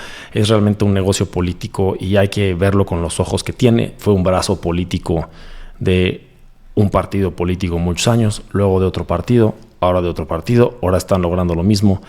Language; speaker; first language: Spanish; native; Spanish